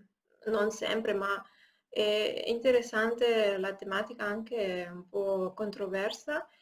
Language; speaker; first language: Italian; non-native, learner; Spanish